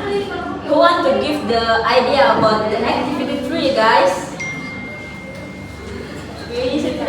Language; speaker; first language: English; non-native, learner; Indonesian